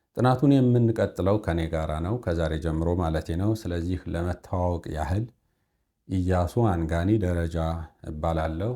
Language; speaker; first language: Amharic; non-native, local second language; Sebat Bet Gurage